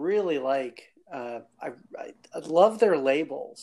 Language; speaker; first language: English; native; English